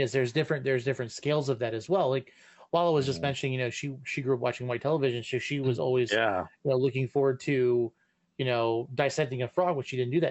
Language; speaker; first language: English; native; English